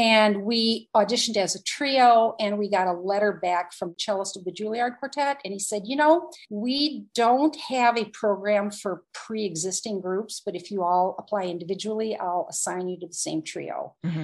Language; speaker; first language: English; native; English